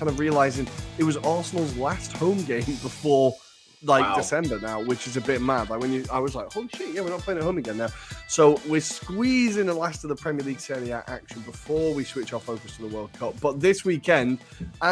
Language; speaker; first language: English; native; English